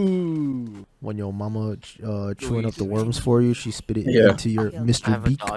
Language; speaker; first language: English; native; English